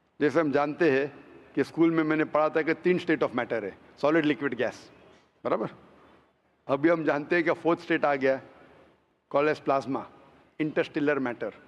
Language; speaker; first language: Hindi; non-native, local second language; Konkani